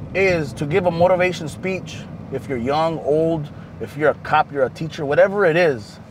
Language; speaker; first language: English; early bilingual, other home language; Spanish